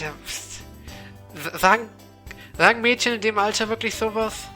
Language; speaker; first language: German; native; German